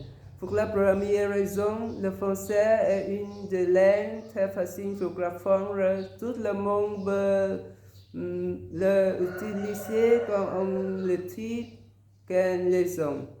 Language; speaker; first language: French; non-native, learner; Vietnamese